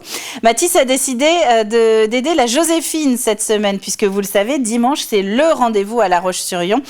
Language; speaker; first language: French; native; French